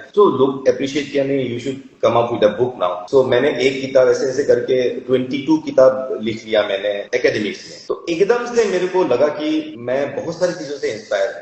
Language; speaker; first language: Hindi; non-native, local second language; Assamese